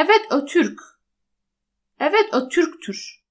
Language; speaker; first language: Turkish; non-native, fluent; Polish